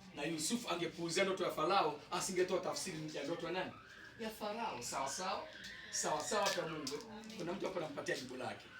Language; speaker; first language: Swahili; native; Swahili